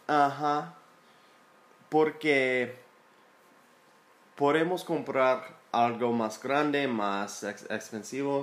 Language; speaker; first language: Spanish; non-native, learner; English